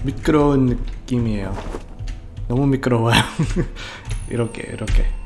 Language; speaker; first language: Korean; non-native, learner; English